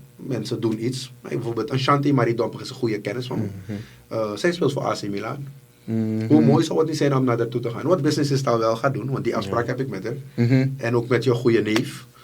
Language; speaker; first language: Dutch; native; Dutch